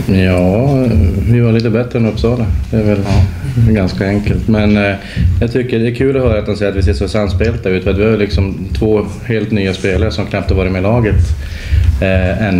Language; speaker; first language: Swedish; native; Swedish